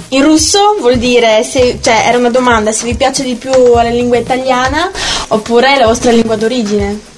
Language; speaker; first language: Italian; early bilingual, other home language; Romanian